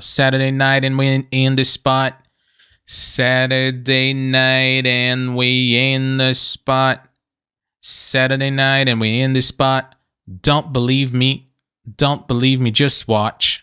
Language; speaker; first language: English; non-native, fluent; Portuguese